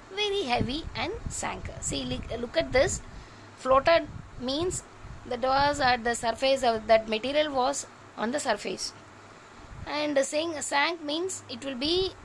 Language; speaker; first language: English; non-native, local second language; Tamil